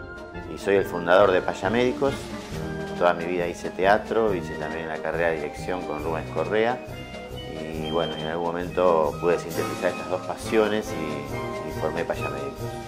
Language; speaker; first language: Spanish; native; Spanish